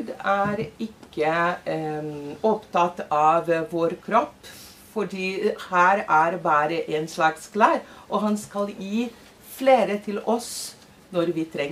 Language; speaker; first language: Norwegian; non-native, fluent; Portuguese